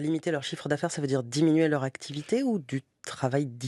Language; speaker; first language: French; native; French